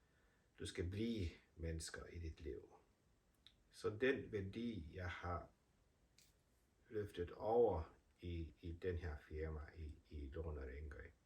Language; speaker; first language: Danish; non-native, fluent; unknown